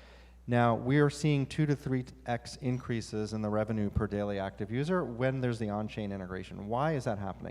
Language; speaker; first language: English; native; English